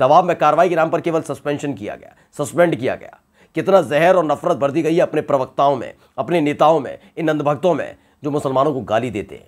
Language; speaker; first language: Hindi; native; Hindi